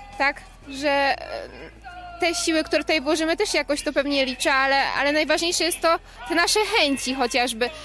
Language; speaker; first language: Polish; native; Polish